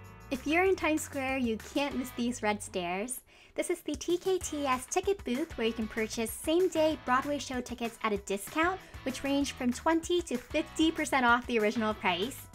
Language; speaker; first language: English; early bilingual, other home language; Japanese